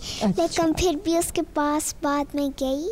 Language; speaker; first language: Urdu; early bilingual, heritage; Urdu